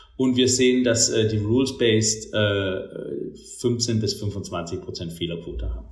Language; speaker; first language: German; non-native, fluent; Danish